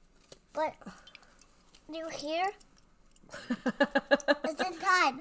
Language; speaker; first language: English; native; English